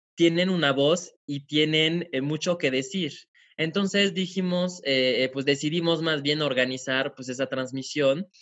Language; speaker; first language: Spanish; non-native, fluent; French